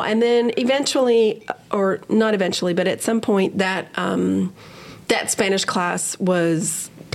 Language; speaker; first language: English; early bilingual, other home language; Spanish